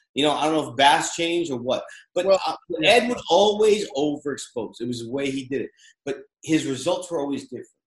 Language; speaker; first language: English; early bilingual, other home language; Filipino